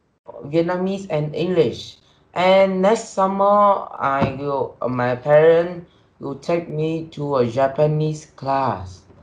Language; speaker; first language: English; non-native, learner; Vietnamese